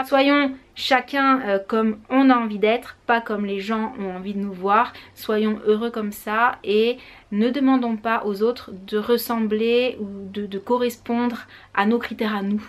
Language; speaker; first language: French; native; French